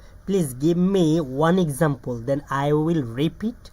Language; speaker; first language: English; non-native, learner; Bangla